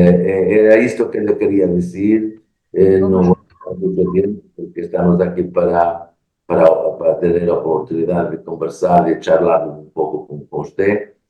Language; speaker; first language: Spanish; non-native, learner; Portuguese